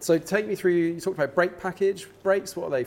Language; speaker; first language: English; native; English